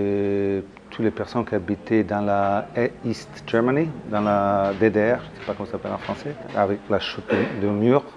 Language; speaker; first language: French; non-native, fluent; Italian